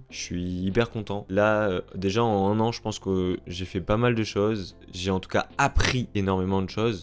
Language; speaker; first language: French; native; French